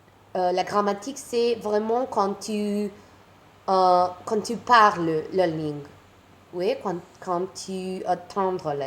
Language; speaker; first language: French; non-native, learner; Spanish